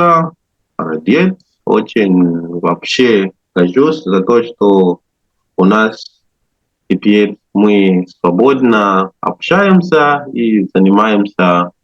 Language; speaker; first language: Russian; non-native, learner; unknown